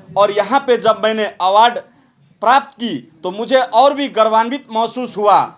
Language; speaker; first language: Hindi; non-native, fluent; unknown